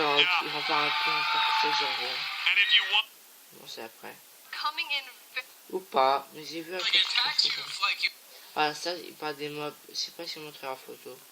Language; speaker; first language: French; native; French